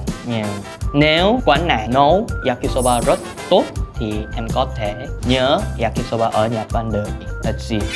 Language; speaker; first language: Vietnamese; non-native, fluent; Korean